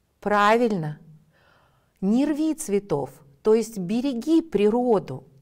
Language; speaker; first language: Russian; native; Russian